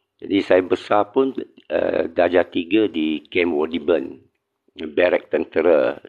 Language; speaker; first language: Malay; non-native, local second language; Chinese